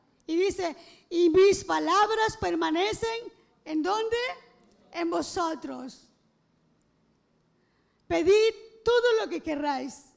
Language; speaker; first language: Spanish; native; Spanish